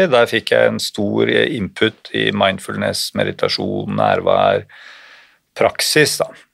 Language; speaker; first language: Norwegian; native; Norwegian